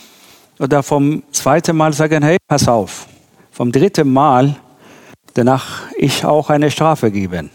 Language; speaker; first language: German; non-native, learner; Persian